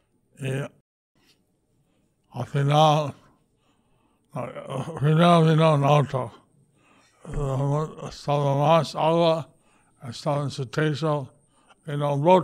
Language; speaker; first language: Spanish; non-native, learner; English